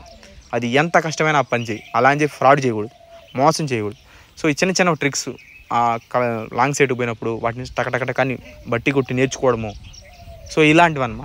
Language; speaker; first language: Telugu; native; Telugu